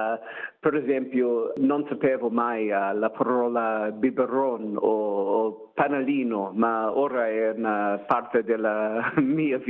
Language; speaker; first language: Italian; non-native, learner; English